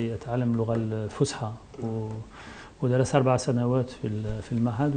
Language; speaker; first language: Arabic; non-native, fluent; French